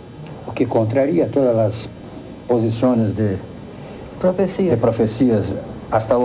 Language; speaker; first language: Spanish; non-native, fluent; Portuguese